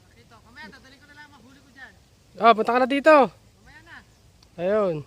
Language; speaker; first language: Filipino; native; Filipino